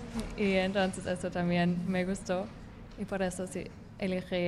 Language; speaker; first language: Spanish; non-native, fluent; German